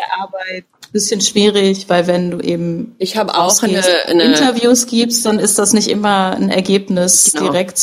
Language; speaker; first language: German; native; German